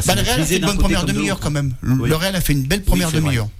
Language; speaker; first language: French; native; French